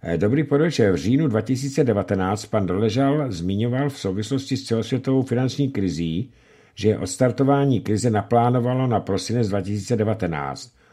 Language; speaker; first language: Czech; native; Czech